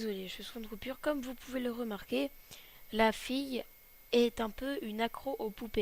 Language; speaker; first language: French; native; French